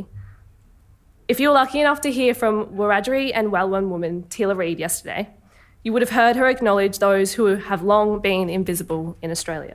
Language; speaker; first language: English; native; English